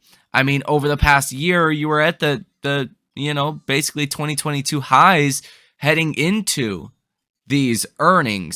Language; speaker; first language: English; native; English